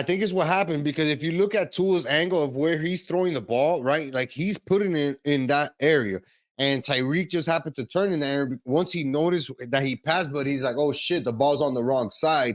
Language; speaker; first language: English; native; English